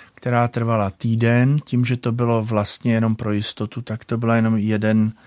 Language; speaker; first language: Czech; native; Czech